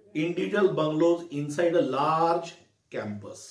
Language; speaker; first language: English; non-native, local second language; Marathi